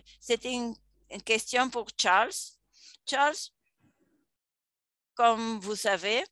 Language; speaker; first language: French; non-native, fluent; English